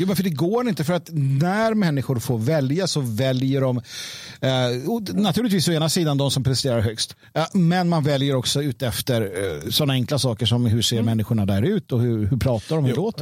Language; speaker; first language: Swedish; native; Swedish